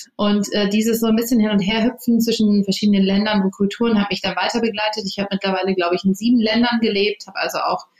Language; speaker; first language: German; early bilingual, other home language; English